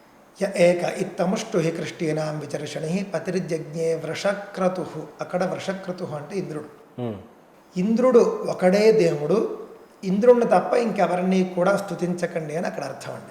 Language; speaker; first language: Telugu; native; Telugu